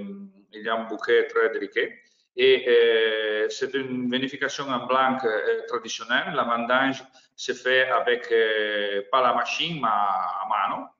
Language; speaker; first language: French; non-native, learner; Italian